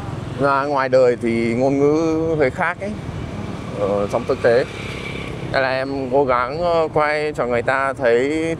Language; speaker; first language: Vietnamese; non-native, fluent; English